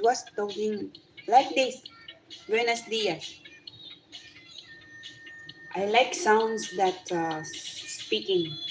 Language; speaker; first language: English; non-native, learner; Filipino